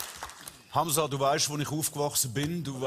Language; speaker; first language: German; native; German